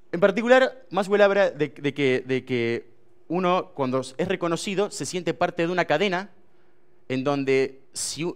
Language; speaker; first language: Spanish; native; Spanish